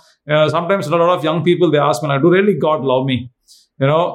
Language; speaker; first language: English; non-native, local second language; Tamil